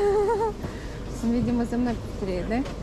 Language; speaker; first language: Russian; native; Russian